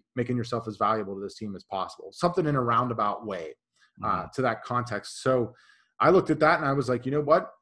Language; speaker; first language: English; native; English